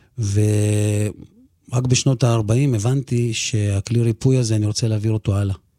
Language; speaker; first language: Hebrew; early bilingual, other home language; Russian